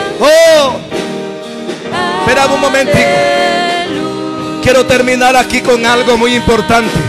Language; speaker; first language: Spanish; native; Spanish